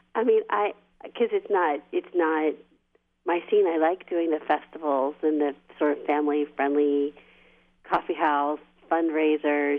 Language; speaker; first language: English; native; English